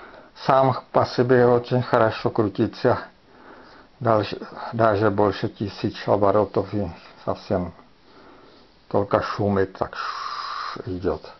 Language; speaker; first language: Russian; non-native, fluent; Czech